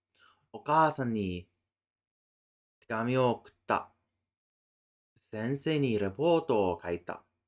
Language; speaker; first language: Japanese; non-native, fluent; English